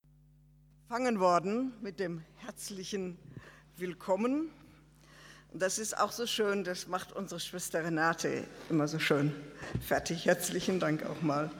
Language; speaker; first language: German; native; German